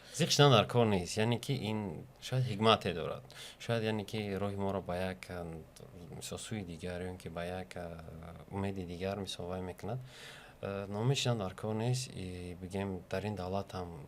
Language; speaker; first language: Tajik; native; Tajik